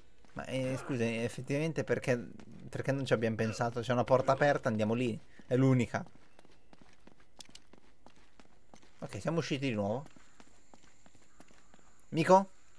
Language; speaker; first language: Italian; native; Italian